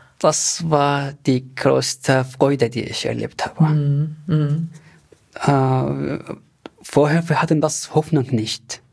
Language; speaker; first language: German; non-native, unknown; Arabic